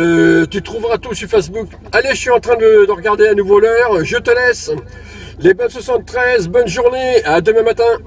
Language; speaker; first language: French; native; French